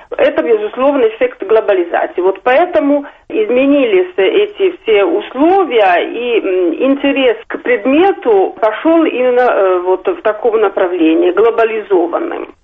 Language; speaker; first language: Russian; non-native, fluent; Italian